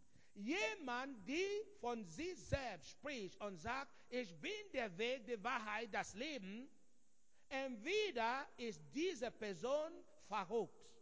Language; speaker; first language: German; non-native, fluent; Igbo